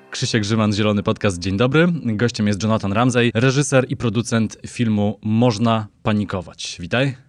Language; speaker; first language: Polish; native; Polish